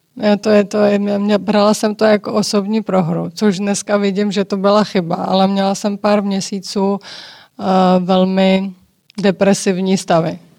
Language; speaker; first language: Czech; early bilingual, other home language; Georgian